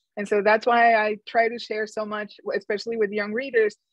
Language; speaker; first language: English; non-native, fluent; Spanish